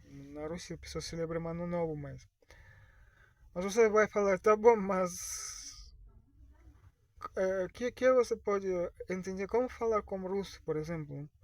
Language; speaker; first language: Portuguese; non-native, learner; Russian